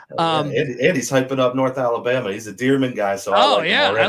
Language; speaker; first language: English; native; English